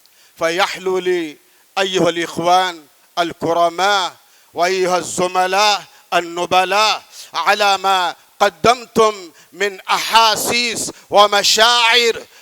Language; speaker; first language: Arabic; non-native, fluent; Urdu